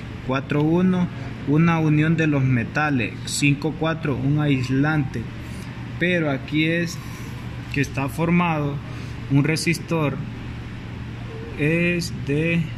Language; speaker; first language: Spanish; native; Spanish